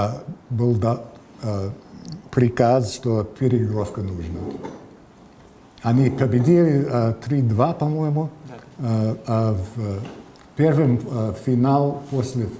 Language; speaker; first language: Russian; non-native, fluent; English